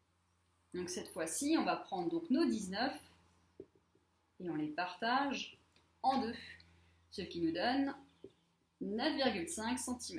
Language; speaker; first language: French; native; French